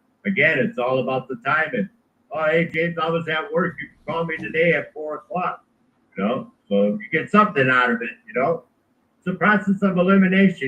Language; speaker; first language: English; native; English